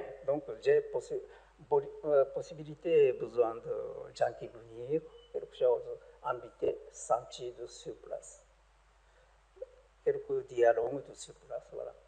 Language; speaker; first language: French; non-native, learner; Japanese